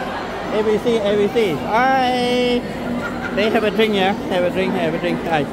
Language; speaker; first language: English; non-native, local second language; Malay